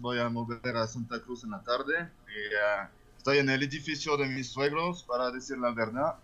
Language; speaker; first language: Spanish; non-native, fluent; French